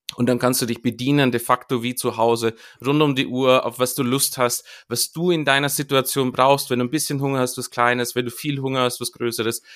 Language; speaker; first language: German; native; German